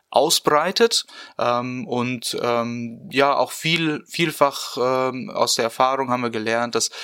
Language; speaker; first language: German; native; German